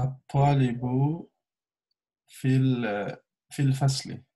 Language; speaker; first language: Arabic; non-native, learner; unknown